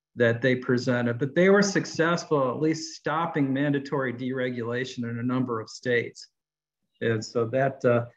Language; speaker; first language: English; native; English